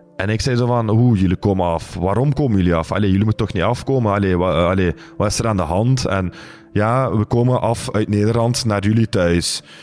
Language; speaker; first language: Dutch; early bilingual, other home language; Turkish